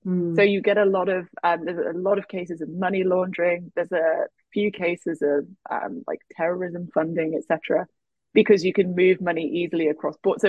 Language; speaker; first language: English; native; English